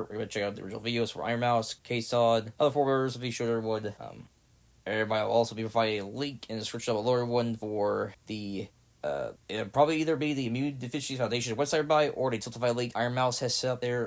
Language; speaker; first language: English; native; English